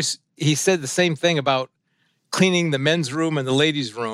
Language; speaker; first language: English; early bilingual, other home language; French